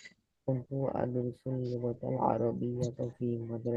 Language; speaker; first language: Arabic; non-native, learner; Bangla